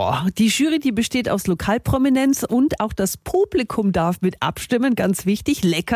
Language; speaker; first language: German; native; German